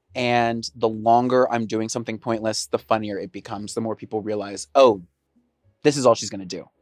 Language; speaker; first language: English; native; English